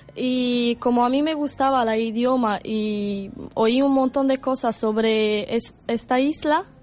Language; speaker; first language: Spanish; non-native, learner; Romanian